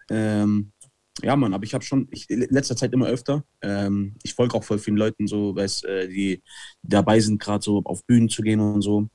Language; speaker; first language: German; early bilingual, other home language; Italian